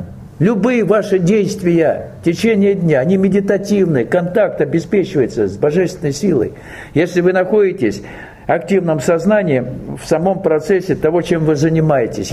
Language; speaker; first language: Russian; native; Russian